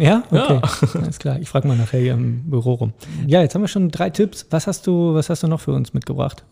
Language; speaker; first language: German; native; German